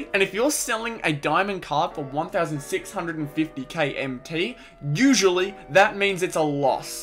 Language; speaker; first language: English; native; English